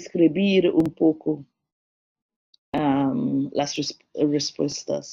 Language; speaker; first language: Spanish; non-native, learner; English